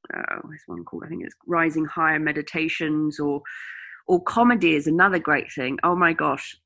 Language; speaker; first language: English; native; English